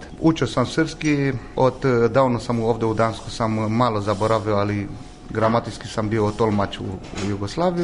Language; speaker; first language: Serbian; non-native, learner; Romanian